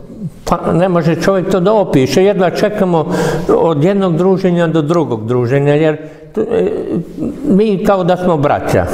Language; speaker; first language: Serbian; non-native, local second language; Hungarian